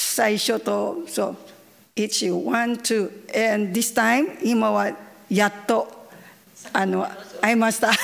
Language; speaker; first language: Japanese; non-native, learner; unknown